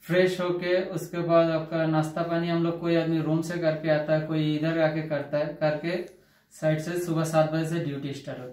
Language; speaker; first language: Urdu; non-native, local second language; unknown